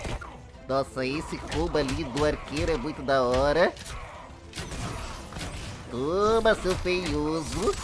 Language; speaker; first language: Portuguese; native; Portuguese